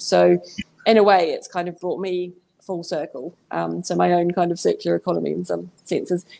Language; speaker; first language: English; native; English